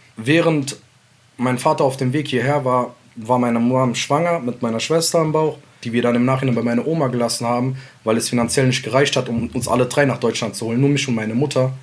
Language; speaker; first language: German; early bilingual, other home language; Central Kurdish